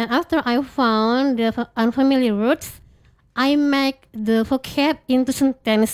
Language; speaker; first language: English; non-native, learner; Indonesian